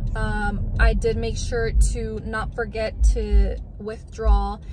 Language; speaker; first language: English; early bilingual, other home language; Spanish